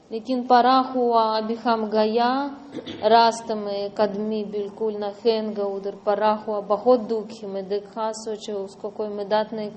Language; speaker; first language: Hindi; non-native, learner; Russian